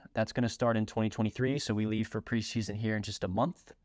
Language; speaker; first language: English; native; English